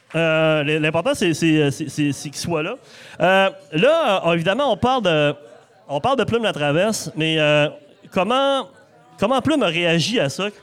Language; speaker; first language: French; native; French